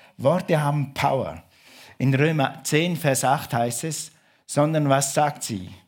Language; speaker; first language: German; non-native, fluent; English